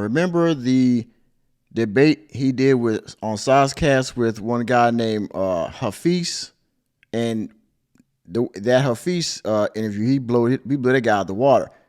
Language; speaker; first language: English; native; English